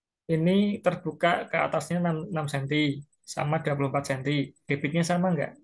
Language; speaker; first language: Indonesian; native; Indonesian